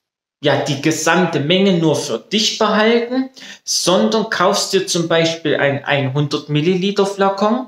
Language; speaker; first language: German; native; German